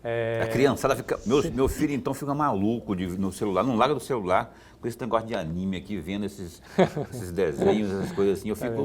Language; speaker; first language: Portuguese; native; Portuguese